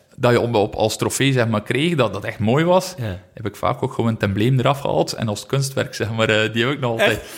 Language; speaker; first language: Dutch; native; Dutch